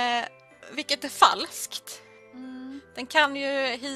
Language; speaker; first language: Swedish; native; Swedish